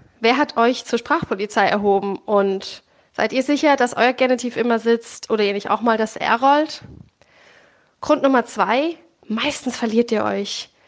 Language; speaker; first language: German; native; German